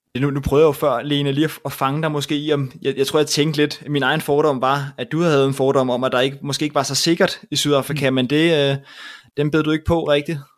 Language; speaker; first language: Danish; native; Danish